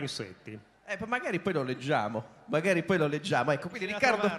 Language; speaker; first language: Italian; native; Italian